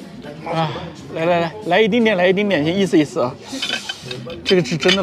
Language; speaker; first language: Chinese; native; Chinese